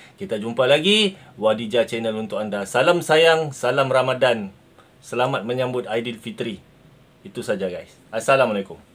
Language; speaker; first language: Malay; native; Malay